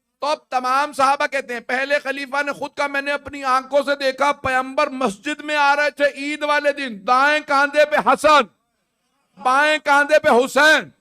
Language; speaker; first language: Urdu; native; Urdu